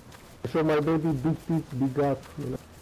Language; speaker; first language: English; non-native, learner; Romanian